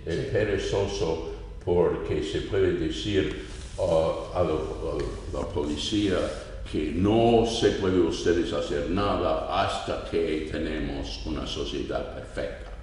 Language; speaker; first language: Spanish; non-native, fluent; English